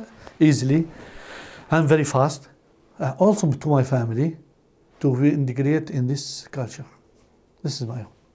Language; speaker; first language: English; non-native, learner; Arabic